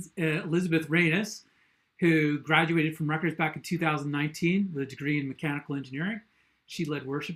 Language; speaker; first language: English; native; English